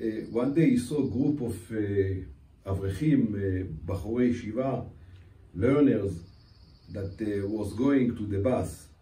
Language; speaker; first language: English; non-native, fluent; Hebrew